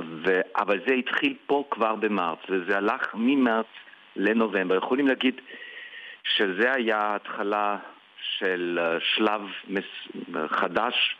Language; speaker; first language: Hebrew; early bilingual, heritage; Hebrew